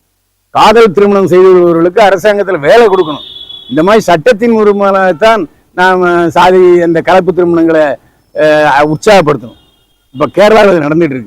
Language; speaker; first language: Tamil; native; Tamil